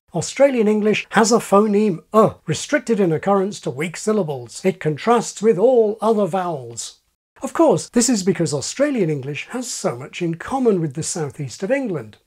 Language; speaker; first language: English; native; English